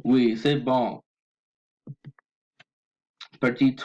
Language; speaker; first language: French; non-native, learner; English